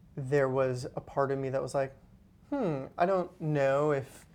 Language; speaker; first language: English; non-native, fluent; Hebrew